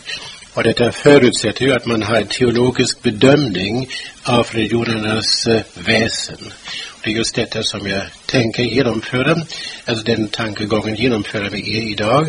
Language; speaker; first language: Swedish; non-native, fluent; German